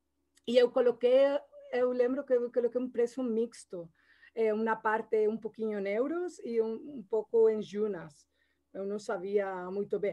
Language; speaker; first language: Portuguese; non-native, learner; Spanish